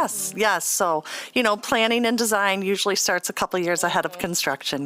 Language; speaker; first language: English; native; English